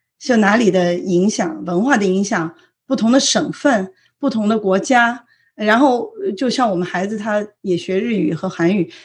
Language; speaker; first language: Chinese; native; Chinese